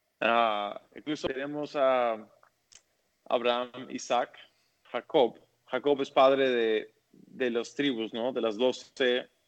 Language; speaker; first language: Spanish; early bilingual, other home language; English